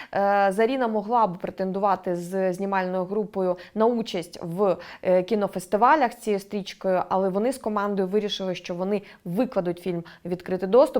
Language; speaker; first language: Ukrainian; native; Ukrainian